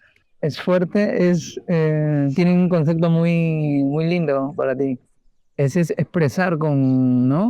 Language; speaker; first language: Spanish; native; Spanish